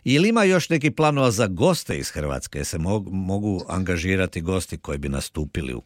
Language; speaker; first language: Serbian; native; Serbian